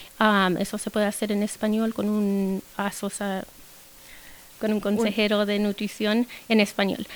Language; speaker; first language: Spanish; early bilingual, heritage; Spanish